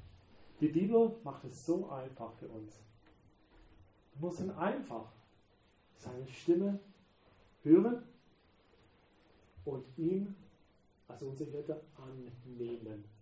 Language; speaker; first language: German; non-native, fluent; English